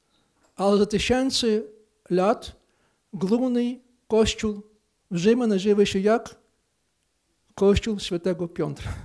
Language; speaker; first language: Polish; non-native, fluent; Ukrainian